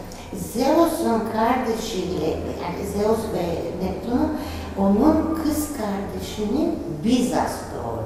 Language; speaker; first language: Turkish; non-native, fluent; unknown